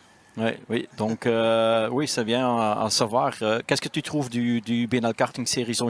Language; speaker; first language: French; non-native, local second language; Dutch